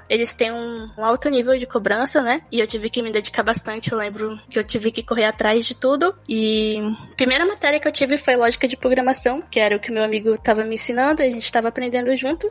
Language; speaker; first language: Portuguese; native; Portuguese